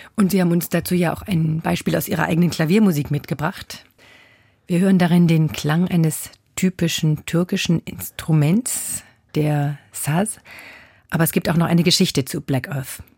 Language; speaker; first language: German; native; German